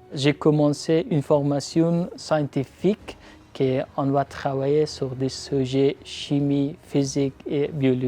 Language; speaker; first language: French; non-native, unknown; Persian